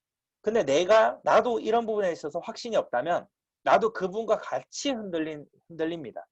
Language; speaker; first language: Korean; native; Korean